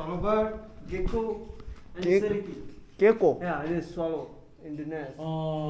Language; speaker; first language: English; non-native, learner; Sasak